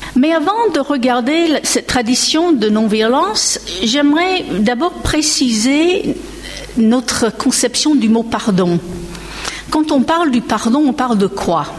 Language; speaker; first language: French; non-native, fluent; English